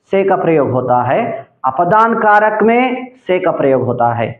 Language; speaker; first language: Hindi; non-native, local second language; Telugu